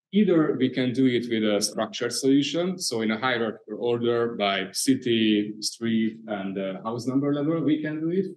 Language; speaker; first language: English; non-native, fluent; Hungarian